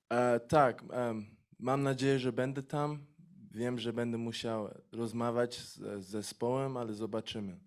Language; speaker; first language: Polish; early bilingual, heritage; English